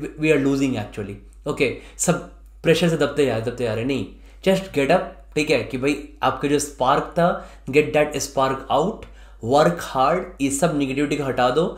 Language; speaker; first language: Hindi; native; Hindi